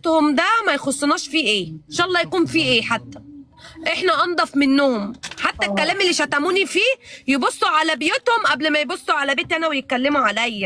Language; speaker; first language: Arabic; native; Arabic